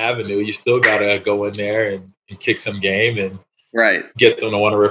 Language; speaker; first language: English; native; English